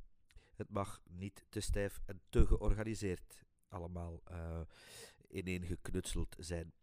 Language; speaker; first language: Dutch; native; Dutch